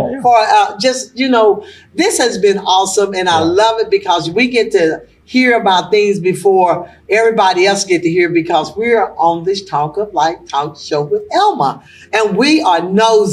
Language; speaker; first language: English; native; English